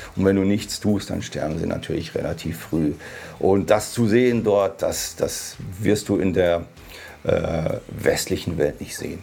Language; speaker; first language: German; native; German